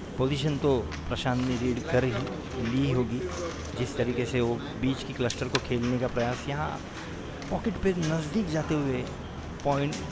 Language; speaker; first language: Hindi; non-native, local second language; Marathi